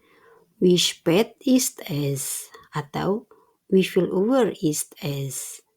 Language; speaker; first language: German; non-native, fluent; Indonesian